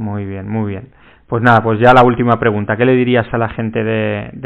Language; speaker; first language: Spanish; native; Spanish